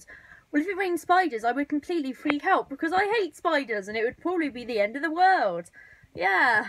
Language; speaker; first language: English; native; English